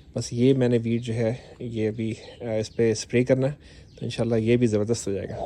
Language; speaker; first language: Urdu; native; Urdu